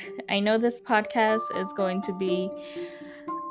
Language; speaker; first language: English; early bilingual, other home language; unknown